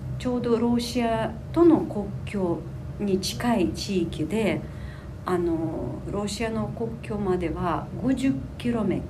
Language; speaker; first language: Japanese; non-native, fluent; Ukrainian